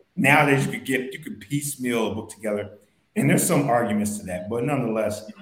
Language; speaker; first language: English; native; English